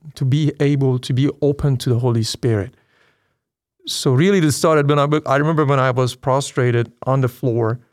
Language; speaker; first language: English; non-native, fluent; Persian